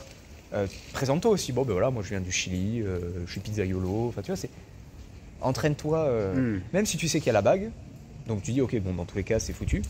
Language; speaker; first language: French; native; French